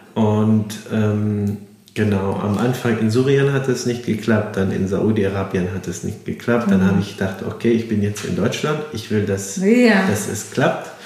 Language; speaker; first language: German; non-native, fluent; Arabic